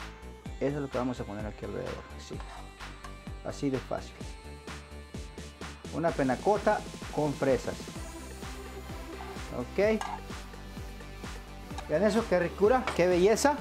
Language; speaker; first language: Spanish; native; Spanish